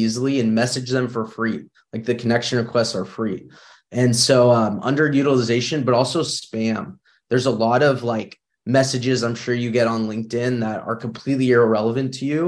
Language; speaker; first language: English; native; English